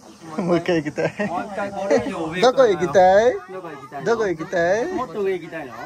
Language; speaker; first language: Japanese; non-native, learner; Nepali